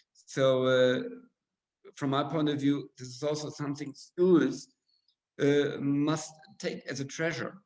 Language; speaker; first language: English; non-native, fluent; German